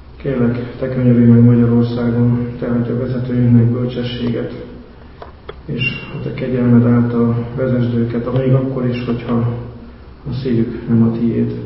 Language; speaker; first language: Hungarian; native; Hungarian